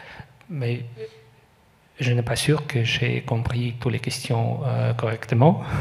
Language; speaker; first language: French; non-native, learner; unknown